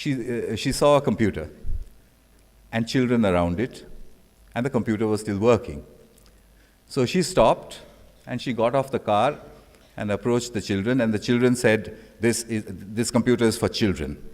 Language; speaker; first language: English; non-native, local second language; Bangla